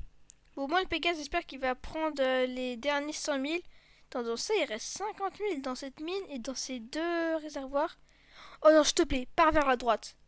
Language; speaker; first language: French; native; French